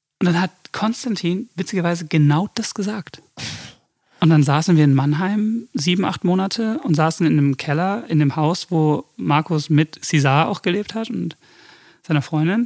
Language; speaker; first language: German; early bilingual, other home language; English